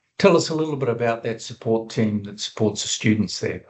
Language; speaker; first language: English; native; English